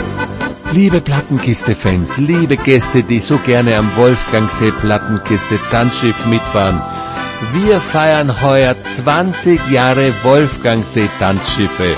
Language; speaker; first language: German; native; German